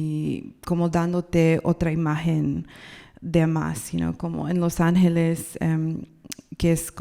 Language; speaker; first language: Spanish; non-native, learner; English